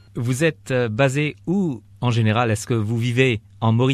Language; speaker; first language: French; native; French